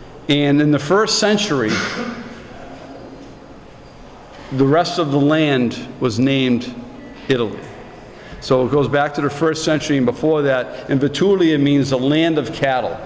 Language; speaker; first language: English; native; English